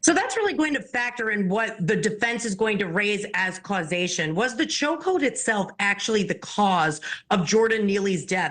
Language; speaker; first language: English; native; English